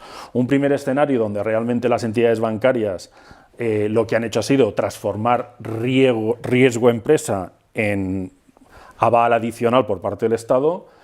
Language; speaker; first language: Spanish; native; Spanish